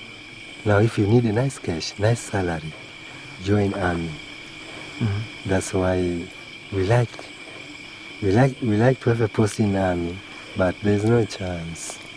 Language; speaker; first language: English; non-native, local second language; Swahili